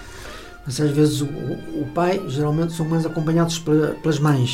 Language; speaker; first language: Portuguese; native; Portuguese